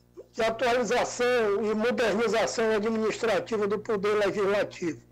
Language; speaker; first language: Portuguese; native; Portuguese